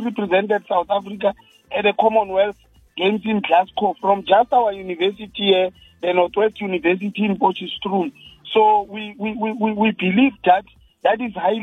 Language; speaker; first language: English; non-native, local second language; Tswana